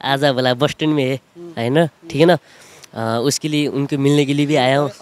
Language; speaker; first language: Hindi; non-native, local second language; Nepali